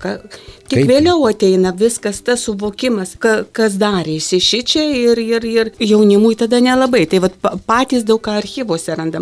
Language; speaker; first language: Lithuanian; native; Lithuanian